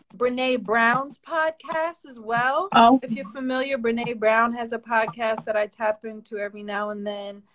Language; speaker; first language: English; native; English